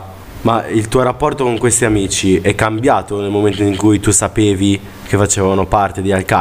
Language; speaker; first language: Italian; native; Italian